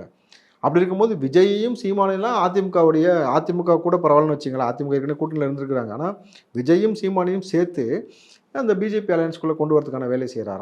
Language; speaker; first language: Tamil; native; Tamil